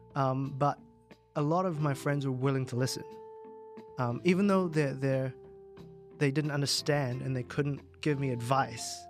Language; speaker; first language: English; native; English